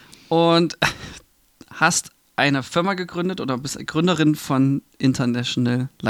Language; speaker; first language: German; native; German